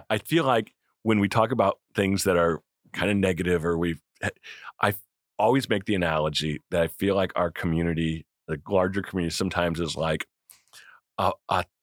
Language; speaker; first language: English; native; English